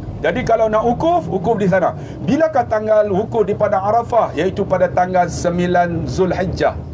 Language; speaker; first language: Malay; native; Malay